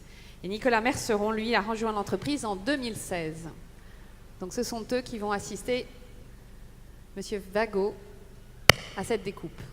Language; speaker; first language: French; native; French